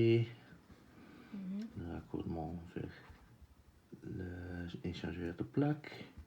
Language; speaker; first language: French; non-native, fluent; Dutch